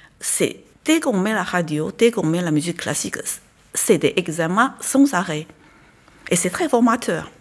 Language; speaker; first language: French; non-native, fluent; Chinese